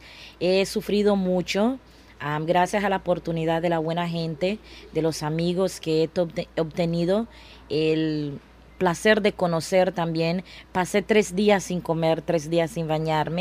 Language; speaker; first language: Spanish; non-native, local second language; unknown